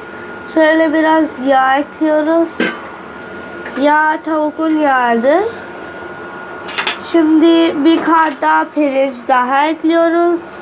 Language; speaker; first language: Turkish; non-native, learner; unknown